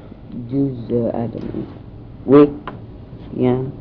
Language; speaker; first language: French; non-native, learner; English